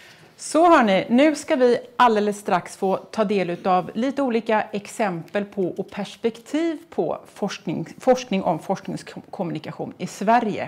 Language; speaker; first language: Swedish; native; Swedish